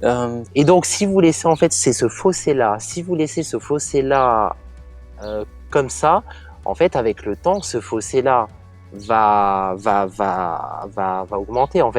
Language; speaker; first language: French; native; French